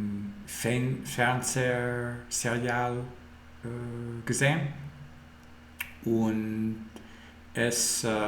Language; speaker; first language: German; non-native, learner; English